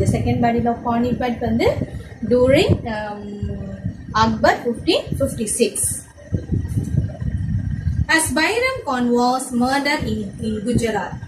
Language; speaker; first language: English; non-native, local second language; Tamil